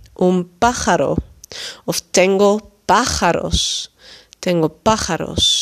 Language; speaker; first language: Spanish; non-native, fluent; Dutch